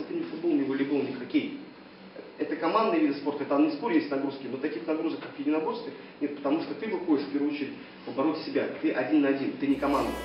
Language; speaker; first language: Russian; native; Russian